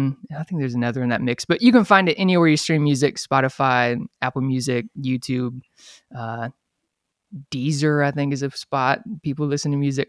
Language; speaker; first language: English; native; English